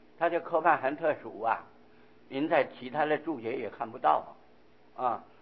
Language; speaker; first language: Chinese; non-native, local second language; Hakka Chinese